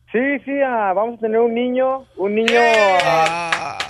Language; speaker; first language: Spanish; early bilingual, heritage; Spanish